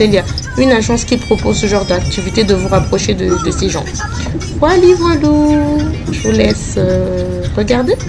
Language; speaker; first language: French; native; French